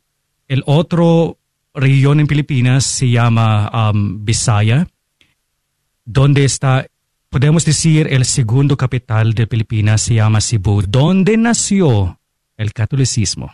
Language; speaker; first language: Spanish; non-native, fluent; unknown